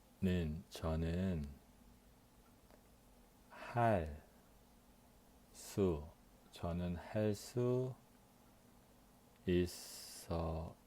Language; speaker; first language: Korean; non-native, learner; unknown